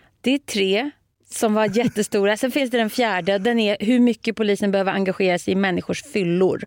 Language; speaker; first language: Swedish; native; Swedish